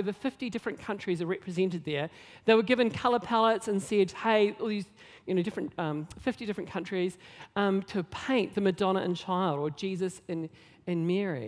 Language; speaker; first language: English; native; English